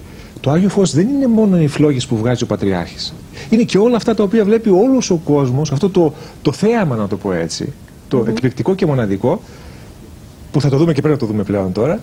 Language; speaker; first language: Greek; native; Greek